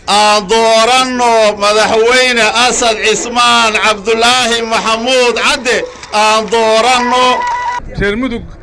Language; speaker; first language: Somali; native; Somali